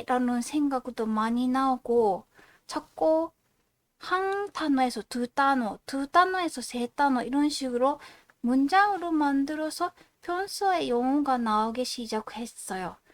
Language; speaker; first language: Korean; non-native, fluent; Japanese